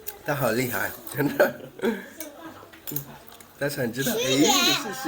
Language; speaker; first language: Chinese; non-native, learner; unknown